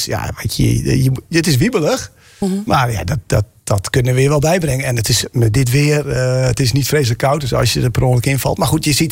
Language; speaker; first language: Dutch; native; Dutch